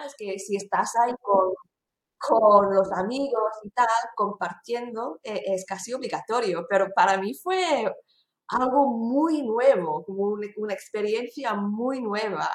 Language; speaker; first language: Spanish; non-native, fluent; English